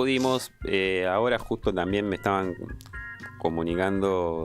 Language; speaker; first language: Spanish; native; Spanish